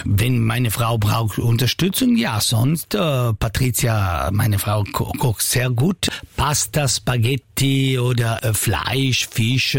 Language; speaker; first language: German; non-native, fluent; Italian